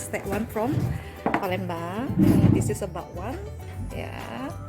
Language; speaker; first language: English; non-native, learner; Indonesian